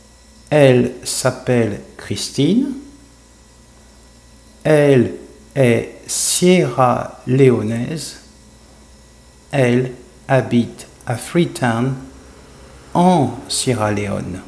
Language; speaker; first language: French; non-native, fluent; English